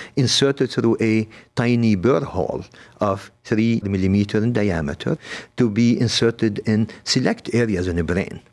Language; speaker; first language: English; non-native, fluent; Arabic